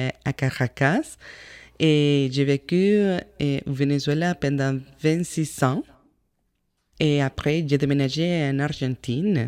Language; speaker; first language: French; non-native, fluent; Spanish